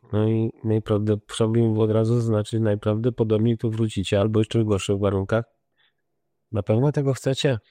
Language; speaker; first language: Polish; native; Polish